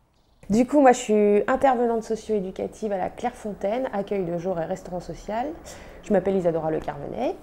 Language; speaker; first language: French; native; French